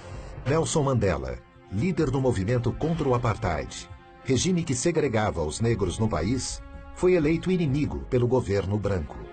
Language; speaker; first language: Portuguese; native; Portuguese